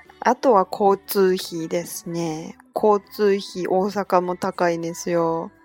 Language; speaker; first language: Japanese; non-native, fluent; Chinese